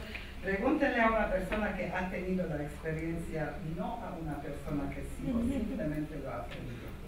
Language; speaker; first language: Spanish; non-native, fluent; Armenian